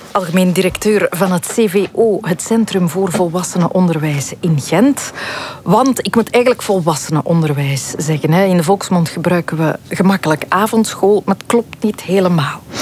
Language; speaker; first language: Dutch; native; Dutch